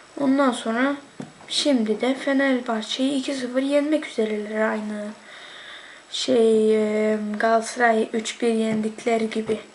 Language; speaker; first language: Turkish; early bilingual, heritage; Turkish